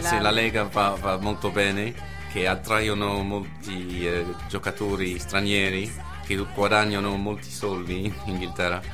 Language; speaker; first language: Italian; non-native, fluent; English